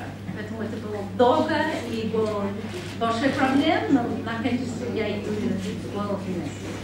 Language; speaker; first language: Russian; non-native, learner; English